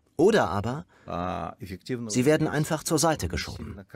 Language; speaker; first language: German; non-native, fluent; Russian